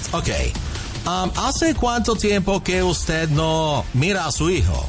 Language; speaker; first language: Spanish; non-native, fluent; English